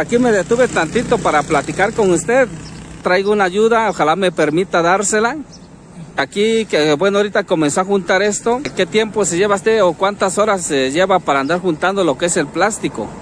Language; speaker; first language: Spanish; native; Spanish